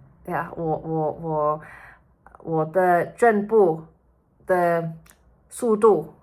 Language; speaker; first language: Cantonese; early bilingual, heritage; Cantonese